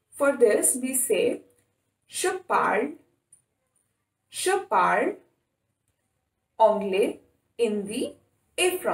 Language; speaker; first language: French; non-native, fluent; Hindi